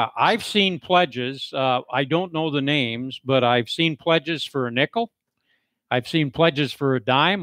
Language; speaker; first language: English; native; English